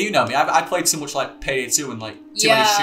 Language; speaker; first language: English; native; English